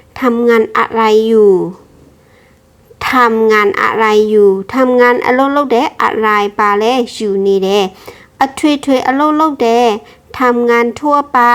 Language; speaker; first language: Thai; non-native, fluent; Burmese